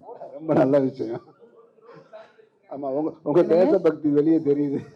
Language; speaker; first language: Tamil; native; Tamil